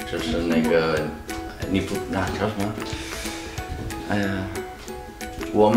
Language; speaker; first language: Chinese; non-native, fluent; Italian